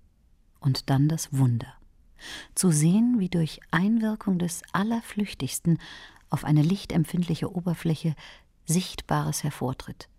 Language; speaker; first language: German; native; German